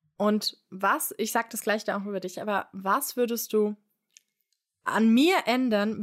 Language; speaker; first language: German; native; German